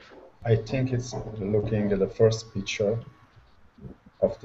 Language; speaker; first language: English; non-native, learner; Italian